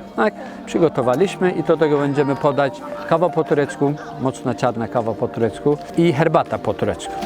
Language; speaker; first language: Polish; non-native, fluent; Turkish